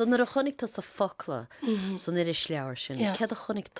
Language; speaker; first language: Irish; native; Irish